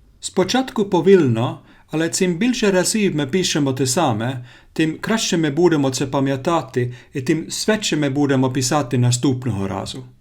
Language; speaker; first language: Ukrainian; non-native, learner; Finnish